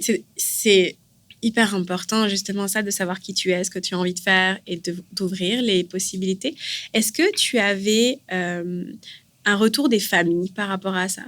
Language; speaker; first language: French; native; French